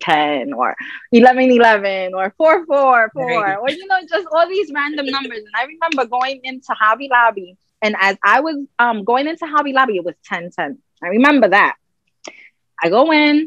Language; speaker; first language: English; native; English